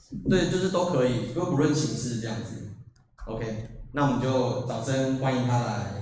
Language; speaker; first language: Chinese; native; Chinese